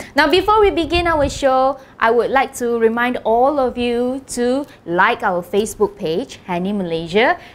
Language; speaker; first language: English; non-native, local second language; Malay